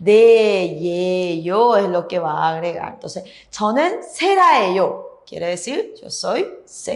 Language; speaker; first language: Spanish; native; Spanish